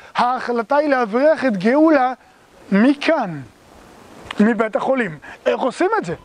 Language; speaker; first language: Hebrew; native; Hebrew